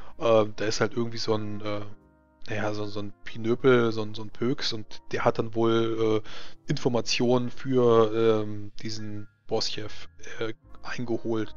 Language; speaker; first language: German; native; German